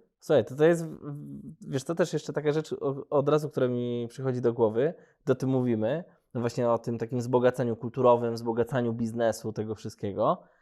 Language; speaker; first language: Polish; native; Polish